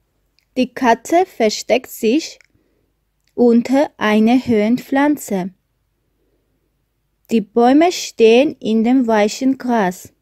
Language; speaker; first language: German; non-native, fluent; Armenian